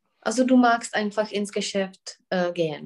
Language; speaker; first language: German; non-native, fluent; Czech